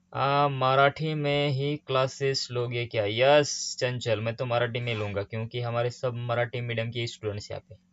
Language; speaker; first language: Hindi; non-native, local second language; Marathi